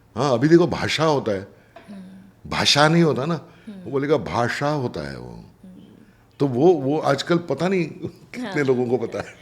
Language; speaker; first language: Hindi; non-native, local second language; Marathi